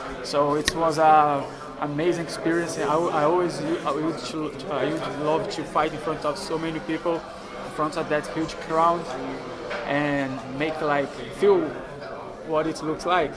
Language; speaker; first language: English; non-native, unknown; Portuguese